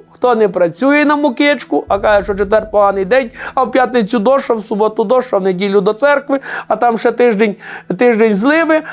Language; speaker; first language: Ukrainian; native; Ukrainian